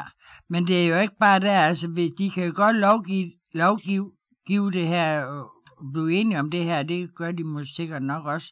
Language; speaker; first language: Danish; native; Danish